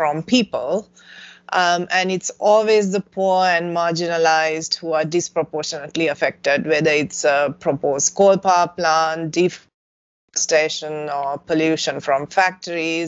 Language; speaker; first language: English; non-native, local second language; Sinhala